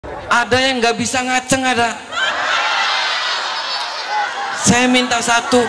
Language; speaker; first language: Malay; non-native, local second language; Javanese